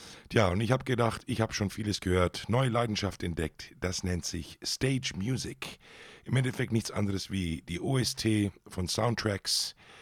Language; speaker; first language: German; native; German